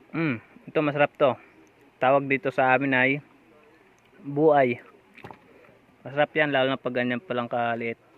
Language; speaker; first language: Filipino; non-native, local second language; Waray